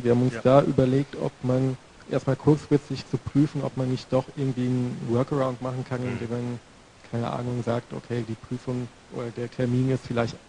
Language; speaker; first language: German; native; German